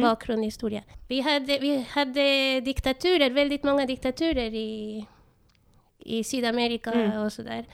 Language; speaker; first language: Swedish; non-native, fluent; Spanish